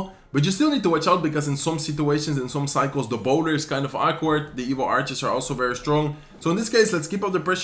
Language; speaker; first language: English; non-native, fluent; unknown